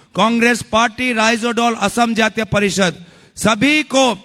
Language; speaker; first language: Hindi; non-native, local second language; Assamese